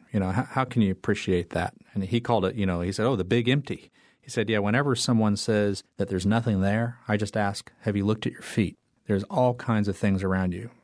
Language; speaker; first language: English; native; English